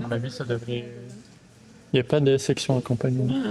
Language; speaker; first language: French; native; French